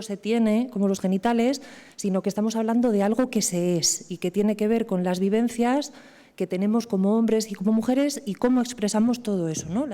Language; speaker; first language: Spanish; native; Spanish